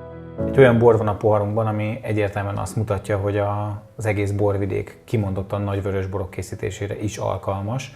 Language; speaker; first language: Hungarian; native; Hungarian